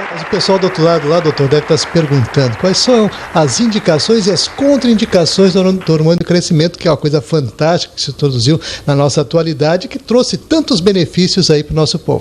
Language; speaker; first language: Portuguese; native; Portuguese